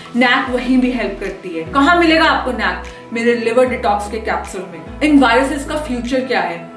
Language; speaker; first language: Hindi; native; Hindi